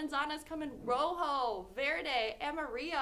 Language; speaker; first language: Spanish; non-native, learner; English